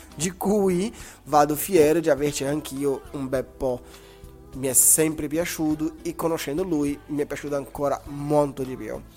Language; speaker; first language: Italian; non-native, fluent; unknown